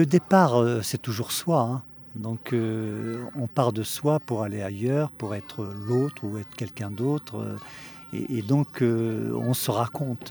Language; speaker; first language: French; early bilingual, other home language; Kabyle